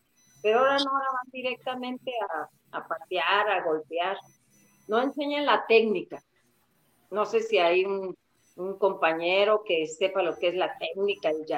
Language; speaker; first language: Spanish; native; Spanish